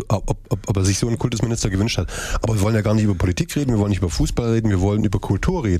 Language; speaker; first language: German; native; German